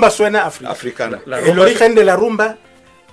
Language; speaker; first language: Spanish; non-native, fluent; Lingala